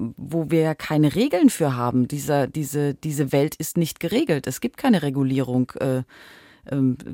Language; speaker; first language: German; native; German